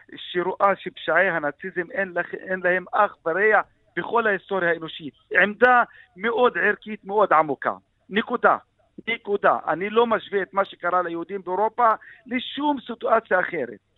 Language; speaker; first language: Hebrew; non-native, local second language; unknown